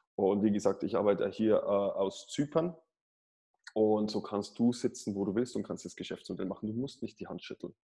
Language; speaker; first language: German; native; German